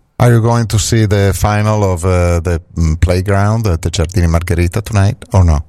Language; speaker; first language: English; non-native, fluent; Italian